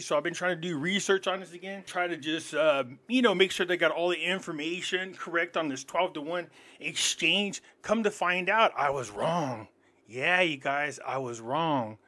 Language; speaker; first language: English; native; English